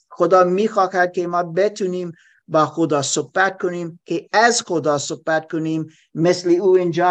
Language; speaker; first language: Persian; non-native, fluent; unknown